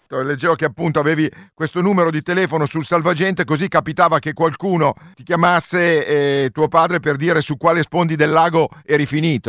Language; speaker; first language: Italian; native; Italian